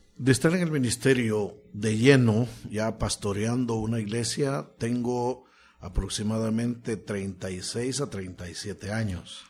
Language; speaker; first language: Spanish; native; Spanish